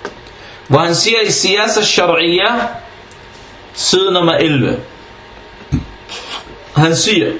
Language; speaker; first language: Danish; early bilingual, other home language; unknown